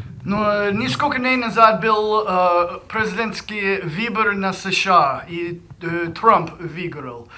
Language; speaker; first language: Russian; non-native, learner; English